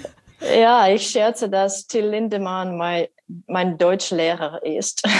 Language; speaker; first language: German; non-native, learner; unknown